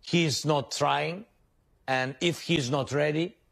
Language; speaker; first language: English; non-native, learner; Russian